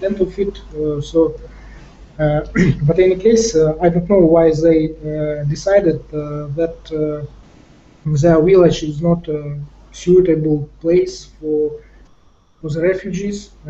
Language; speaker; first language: English; non-native, fluent; Ukrainian